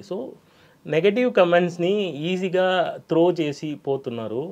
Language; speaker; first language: Telugu; non-native, fluent; Tamil